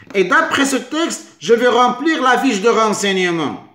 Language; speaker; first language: French; non-native, local second language; Arabic